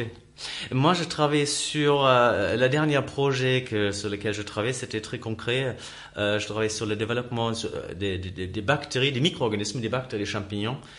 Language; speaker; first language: French; non-native, fluent; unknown